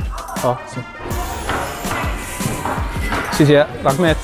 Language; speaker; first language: Chinese; non-native, fluent; English